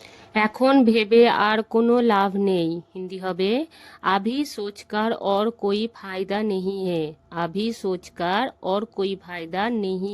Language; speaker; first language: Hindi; non-native, fluent; Bangla